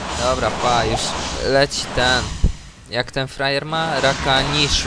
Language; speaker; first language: Polish; native; Polish